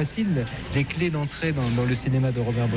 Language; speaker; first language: French; native; French